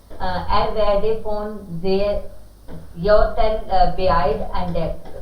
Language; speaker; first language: German; non-native, learner; Hindi